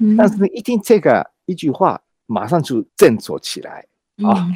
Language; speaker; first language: Chinese; non-native, fluent; Japanese